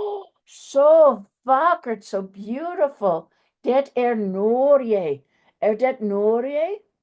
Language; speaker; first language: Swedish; non-native, fluent; English